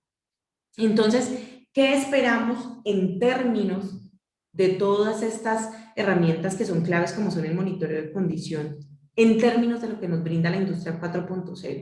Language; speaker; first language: Spanish; native; Spanish